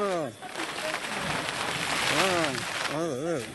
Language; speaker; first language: French; native; French